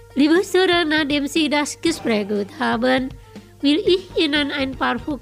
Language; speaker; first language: German; non-native, fluent; Indonesian